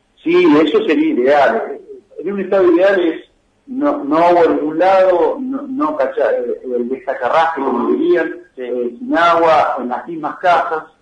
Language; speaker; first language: Spanish; native; Spanish